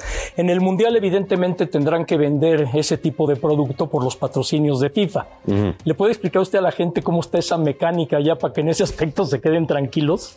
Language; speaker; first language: Spanish; native; Spanish